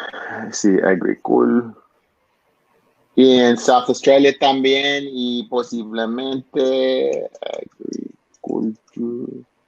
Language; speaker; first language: Spanish; non-native, learner; English